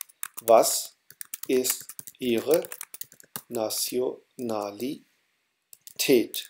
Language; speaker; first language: German; non-native, fluent; Urdu